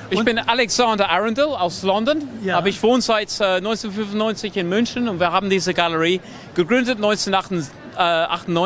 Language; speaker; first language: German; non-native, fluent; English